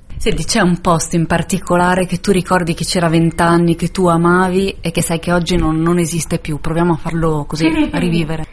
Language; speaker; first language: Italian; native; Italian